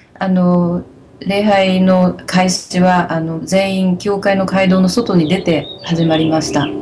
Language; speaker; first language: Japanese; native; Japanese